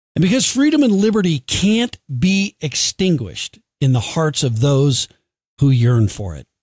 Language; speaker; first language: English; native; English